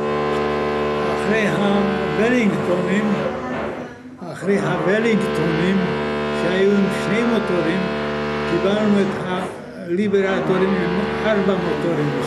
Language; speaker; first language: Hebrew; non-native, fluent; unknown